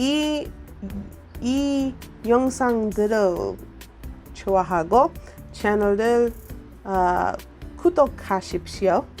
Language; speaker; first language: Korean; non-native, learner; English